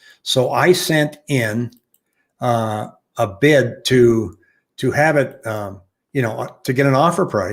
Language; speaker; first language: English; native; English